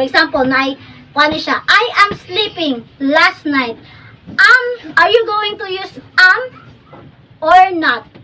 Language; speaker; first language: English; non-native, local second language; Cebuano